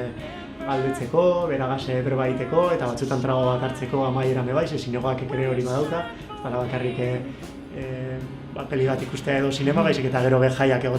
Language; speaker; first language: Basque; native; Basque